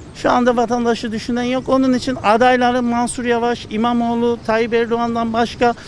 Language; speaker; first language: Turkish; native; Turkish